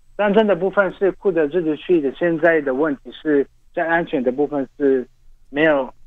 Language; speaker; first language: Chinese; non-native, fluent; Arabic